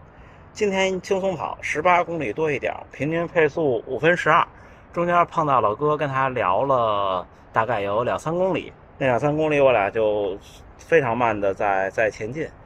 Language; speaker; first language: Chinese; native; Chinese